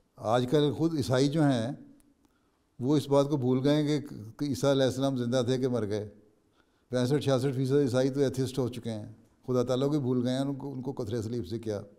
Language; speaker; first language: Urdu; native; Urdu